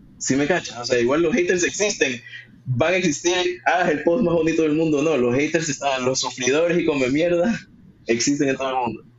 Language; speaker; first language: Spanish; early bilingual, heritage; Spanish